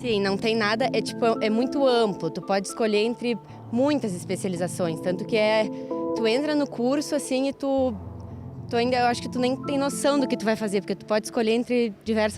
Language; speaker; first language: Portuguese; native; Portuguese